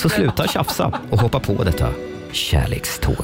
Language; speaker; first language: Swedish; native; Swedish